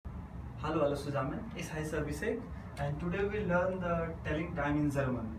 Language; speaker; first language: German; non-native, learner; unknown